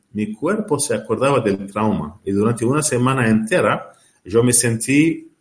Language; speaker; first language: Spanish; non-native, fluent; Arabic